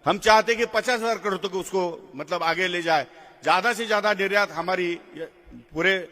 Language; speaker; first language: Hindi; non-native, local second language; Marathi